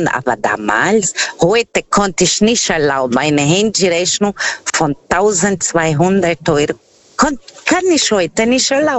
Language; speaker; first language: German; non-native, fluent; Portuguese